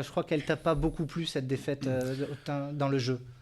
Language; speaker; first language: French; native; French